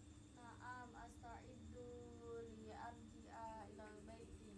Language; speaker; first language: Arabic; non-native, learner; Indonesian